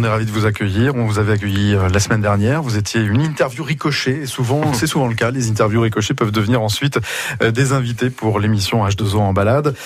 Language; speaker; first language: French; native; French